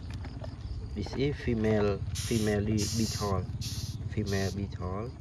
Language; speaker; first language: English; non-native, learner; Khmer